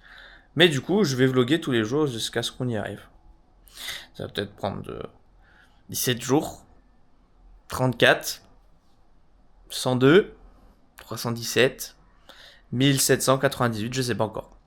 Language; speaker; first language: French; native; French